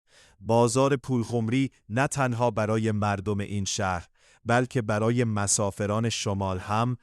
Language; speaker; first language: Persian; native; Persian